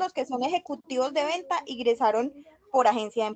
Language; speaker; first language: Spanish; native; Spanish